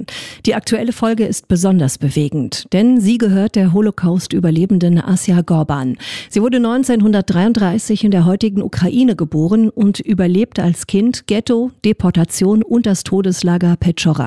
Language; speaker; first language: German; native; German